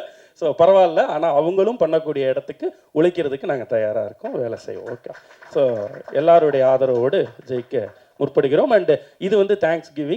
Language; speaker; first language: Tamil; native; Tamil